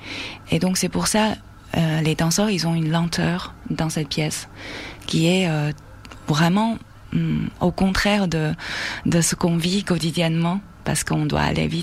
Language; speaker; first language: French; non-native, fluent; Chinese